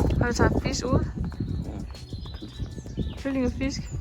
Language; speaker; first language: Danish; non-native, fluent; Thai